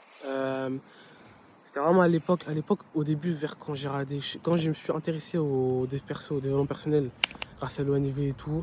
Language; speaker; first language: French; native; French